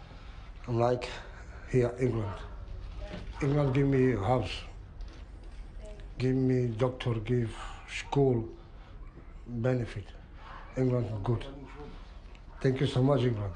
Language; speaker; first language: English; non-native, learner; Romanian